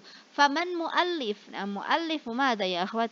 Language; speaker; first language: Arabic; non-native, fluent; Indonesian